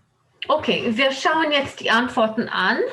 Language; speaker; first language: German; non-native, fluent; English